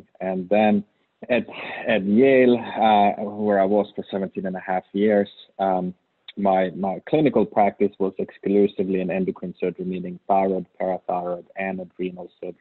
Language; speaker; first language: English; non-native, fluent; Swedish